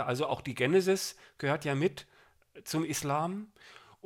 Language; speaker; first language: German; native; German